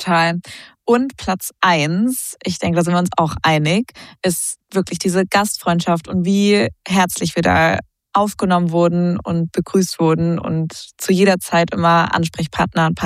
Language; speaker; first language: German; native; German